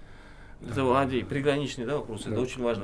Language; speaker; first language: Russian; non-native, local second language; Kyrgyz